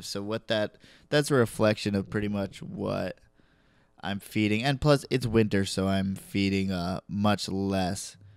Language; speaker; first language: English; native; English